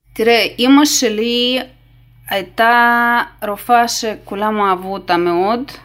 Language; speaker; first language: Hebrew; non-native, fluent; Russian